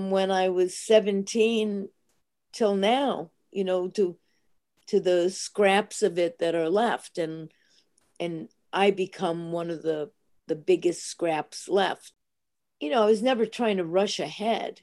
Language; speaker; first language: English; early bilingual, other home language; Italian